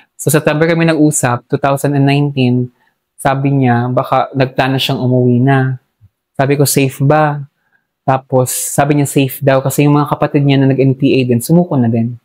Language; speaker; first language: Filipino; non-native, local second language; Hiligaynon